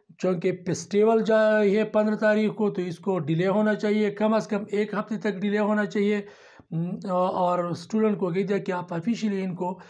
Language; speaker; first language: Urdu; non-native, local second language; Pashto